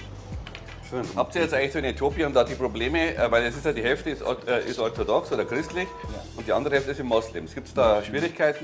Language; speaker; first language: German; native; German